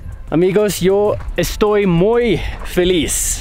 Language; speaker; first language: Spanish; non-native, learner; Norwegian